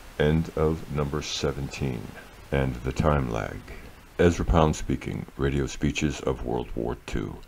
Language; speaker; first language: English; native; English